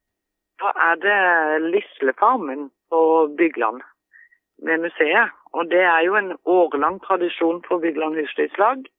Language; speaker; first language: Norwegian; native; Norwegian